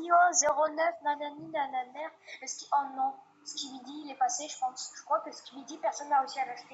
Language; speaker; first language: French; native; French